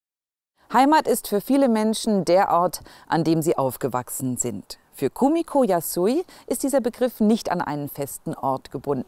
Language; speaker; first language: German; native; German